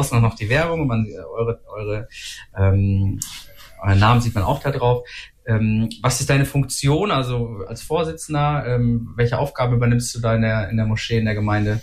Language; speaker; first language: German; native; German